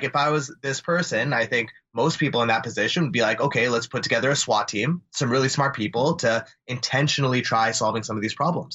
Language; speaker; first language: English; native; English